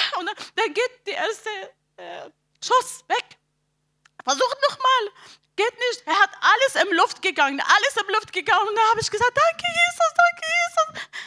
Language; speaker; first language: German; non-native, learner; Arabic